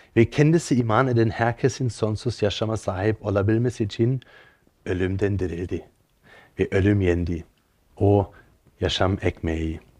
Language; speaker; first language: Turkish; non-native, fluent; German